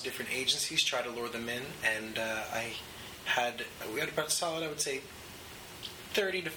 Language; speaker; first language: English; native; English